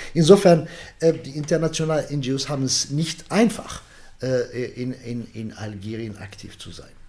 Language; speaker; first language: German; non-native, fluent; Arabic